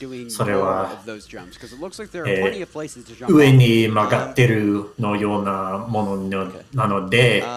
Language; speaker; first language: Japanese; non-native, learner; English